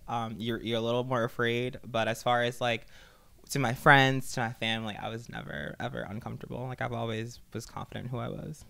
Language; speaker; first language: English; native; English